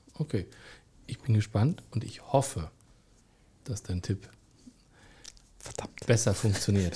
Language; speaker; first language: German; native; German